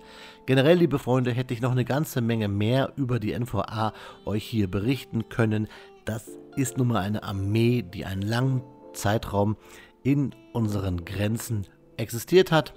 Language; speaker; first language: German; native; German